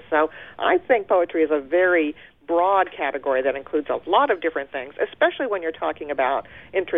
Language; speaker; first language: English; early bilingual, other home language; German